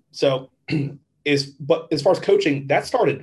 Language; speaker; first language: English; native; English